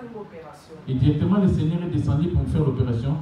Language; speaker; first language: French; non-native, local second language; Lingala